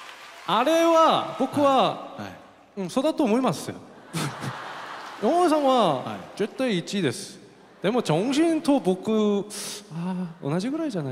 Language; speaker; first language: Japanese; non-native, fluent; Korean